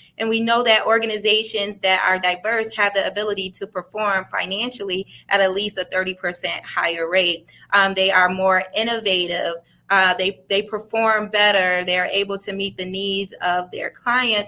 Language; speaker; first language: English; native; English